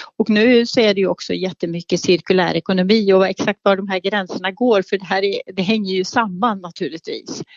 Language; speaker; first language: Swedish; native; Swedish